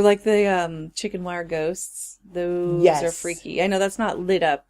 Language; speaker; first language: English; native; English